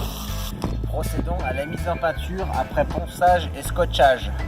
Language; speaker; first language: French; native; French